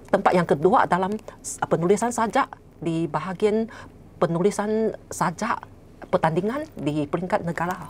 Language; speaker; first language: Malay; non-native, local second language; Chinese